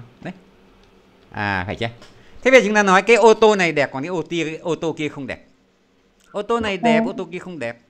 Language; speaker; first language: Vietnamese; native; Vietnamese